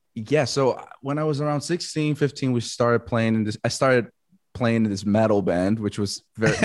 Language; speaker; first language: English; non-native, fluent; Portuguese